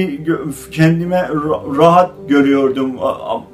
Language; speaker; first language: Turkish; non-native, learner; Azerbaijani